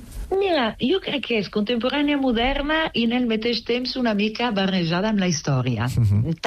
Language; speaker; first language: Catalan; non-native, fluent; Italian